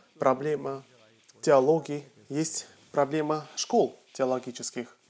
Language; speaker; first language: Russian; non-native, fluent; Korean